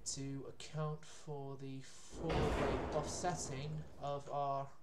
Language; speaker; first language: English; native; English